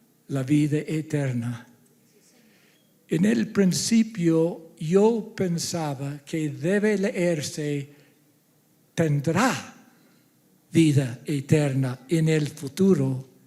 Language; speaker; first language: Spanish; non-native, fluent; English